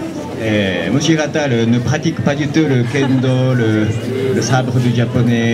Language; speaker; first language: French; non-native, fluent; Japanese